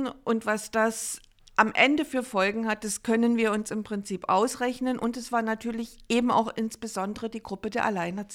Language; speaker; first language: German; native; German